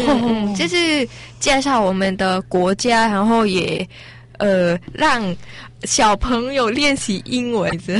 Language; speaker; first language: Chinese; non-native, learner; Thai